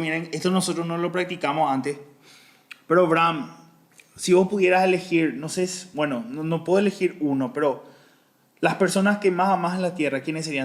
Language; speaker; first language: Spanish; native; Spanish